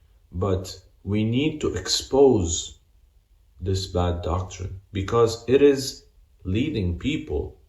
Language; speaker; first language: English; non-native, fluent; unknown